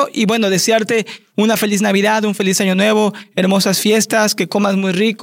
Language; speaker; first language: Spanish; native; Spanish